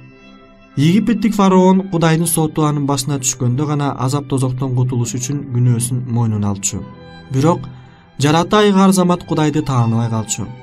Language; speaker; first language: Kyrgyz; native; Kyrgyz